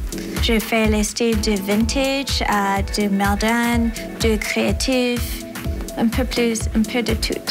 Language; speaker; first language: French; non-native, learner; English